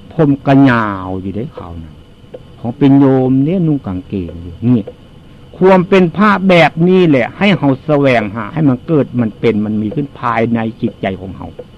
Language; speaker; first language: Thai; native; Thai